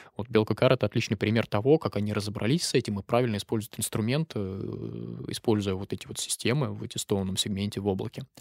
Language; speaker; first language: Russian; native; Russian